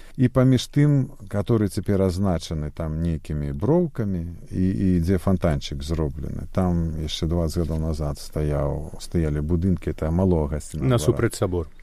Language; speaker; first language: Belarusian; native; Belarusian